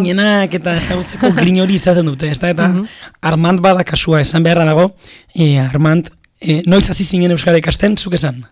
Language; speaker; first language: Basque; native; Basque